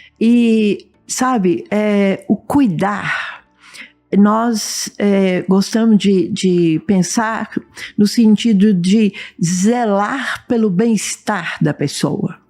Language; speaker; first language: Portuguese; early bilingual, other home language; English